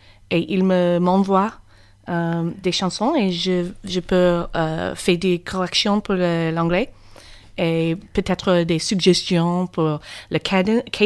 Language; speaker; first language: French; non-native, learner; English